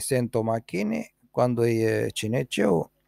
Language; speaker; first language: Italian; non-native, learner; Romanian